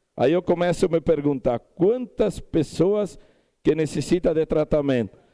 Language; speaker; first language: Portuguese; native; Portuguese